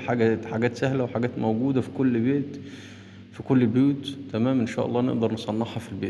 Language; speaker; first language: Arabic; native; Arabic